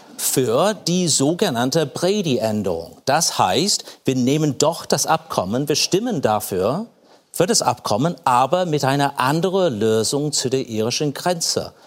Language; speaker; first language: German; non-native, fluent; English